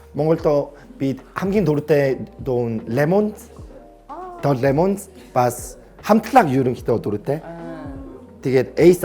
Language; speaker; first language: Mongolian; non-native, fluent; Korean